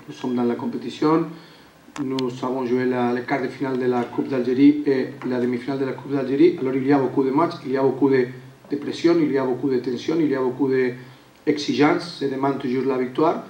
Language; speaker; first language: French; non-native, learner; Spanish